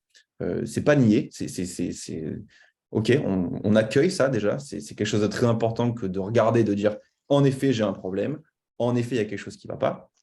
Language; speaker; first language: French; native; French